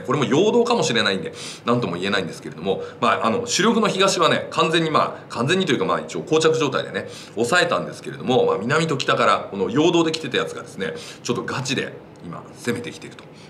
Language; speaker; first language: Japanese; native; Japanese